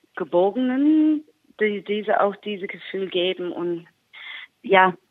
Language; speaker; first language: German; non-native, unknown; English